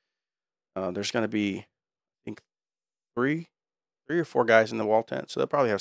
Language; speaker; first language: English; native; English